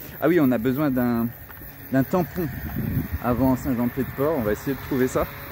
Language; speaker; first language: French; native; French